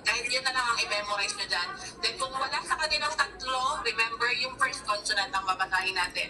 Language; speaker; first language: Filipino; native; Filipino